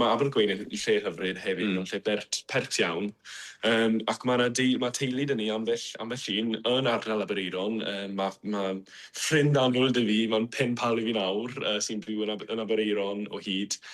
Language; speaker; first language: Welsh; non-native, fluent; English